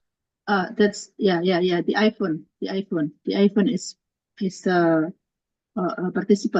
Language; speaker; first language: English; non-native, learner; Indonesian